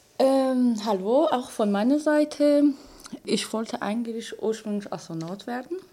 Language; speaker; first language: German; non-native, fluent; Persian